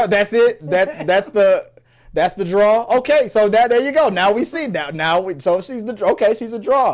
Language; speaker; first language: English; native; English